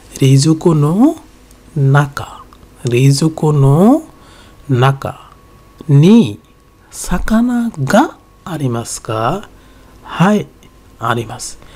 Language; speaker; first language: Japanese; non-native, learner; Bangla